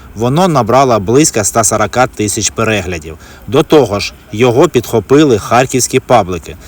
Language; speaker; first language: Ukrainian; native; Ukrainian